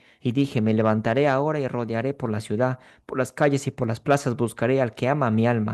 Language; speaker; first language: Spanish; native; Spanish